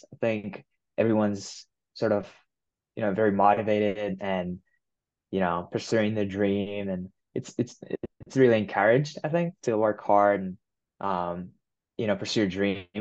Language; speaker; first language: English; non-native, fluent; Japanese